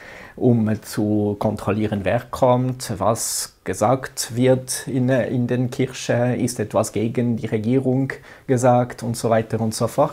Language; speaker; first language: German; non-native, local second language; French